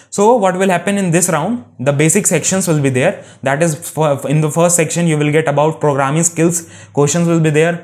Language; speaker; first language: English; non-native, local second language; Hindi